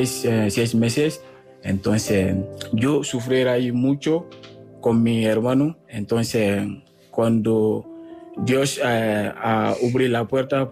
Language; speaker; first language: Spanish; non-native, fluent; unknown